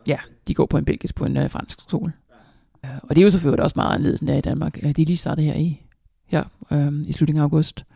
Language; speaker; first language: Danish; native; Danish